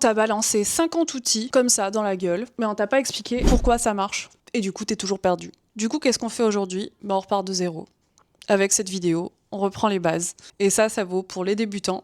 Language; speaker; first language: French; native; French